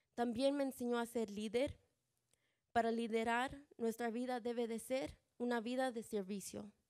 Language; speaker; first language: Spanish; early bilingual, other home language; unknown